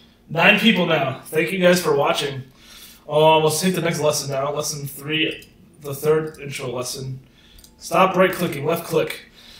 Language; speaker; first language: English; native; English